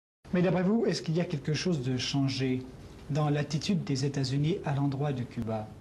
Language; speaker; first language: French; native; French